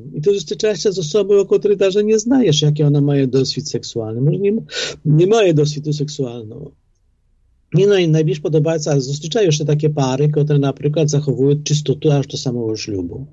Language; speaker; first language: Polish; non-native, fluent; Ukrainian